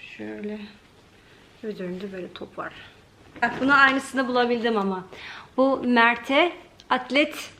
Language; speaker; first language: Turkish; early bilingual, heritage; Turkish